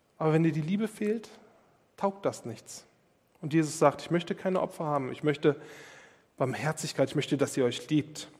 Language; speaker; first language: German; native; German